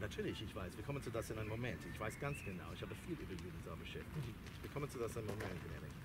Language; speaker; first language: German; non-native, fluent; English